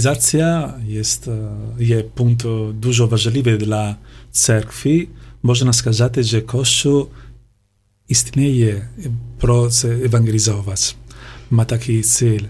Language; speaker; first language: Polish; non-native, learner; Italian